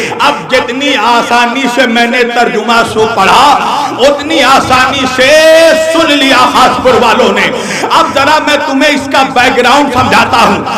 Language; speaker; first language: Urdu; native; Urdu